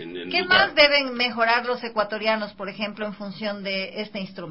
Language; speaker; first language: Spanish; native; Spanish